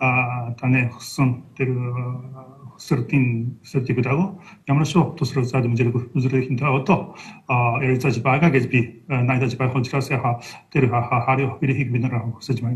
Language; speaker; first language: Mongolian; non-native, fluent; Japanese